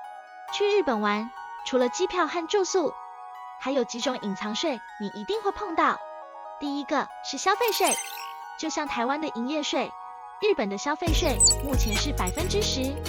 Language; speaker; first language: Chinese; native; Chinese